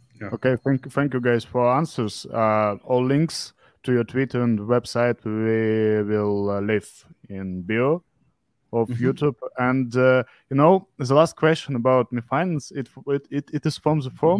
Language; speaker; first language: English; non-native, fluent; Russian